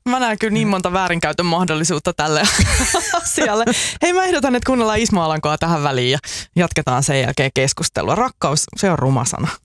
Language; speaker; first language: Finnish; native; Finnish